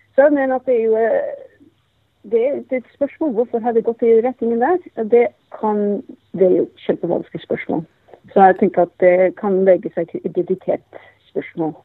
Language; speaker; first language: Norwegian; non-native, fluent; English